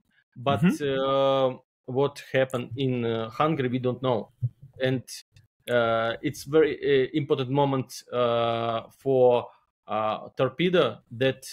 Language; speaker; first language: English; non-native, learner; Belarusian